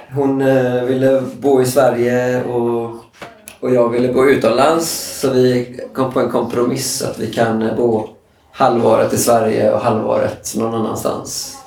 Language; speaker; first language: Swedish; native; Swedish